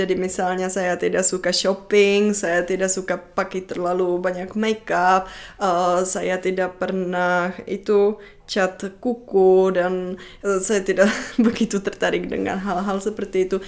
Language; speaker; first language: Indonesian; non-native, fluent; Czech